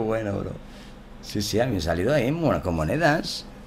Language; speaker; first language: Spanish; native; Spanish